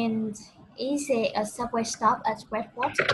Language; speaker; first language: English; non-native, fluent; Vietnamese